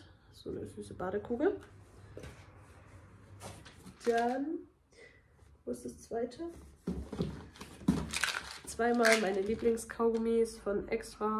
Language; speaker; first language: German; native; German